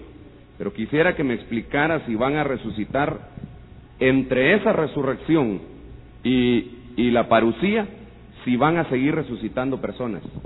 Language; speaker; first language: Spanish; native; Spanish